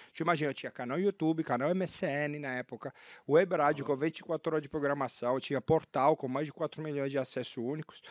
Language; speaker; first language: Portuguese; non-native, fluent; Italian